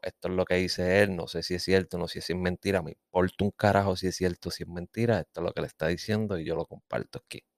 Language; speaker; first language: Spanish; native; Spanish